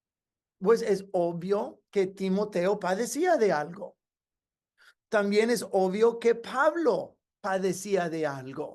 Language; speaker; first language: Spanish; non-native, fluent; English